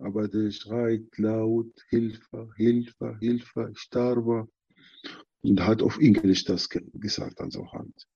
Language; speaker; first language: German; non-native, learner; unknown